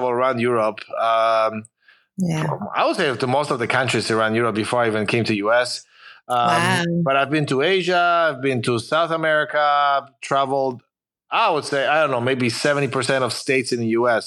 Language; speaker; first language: English; non-native, fluent; Polish